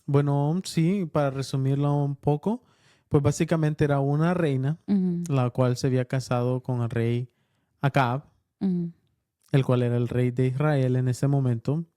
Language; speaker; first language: Spanish; early bilingual, heritage; Spanish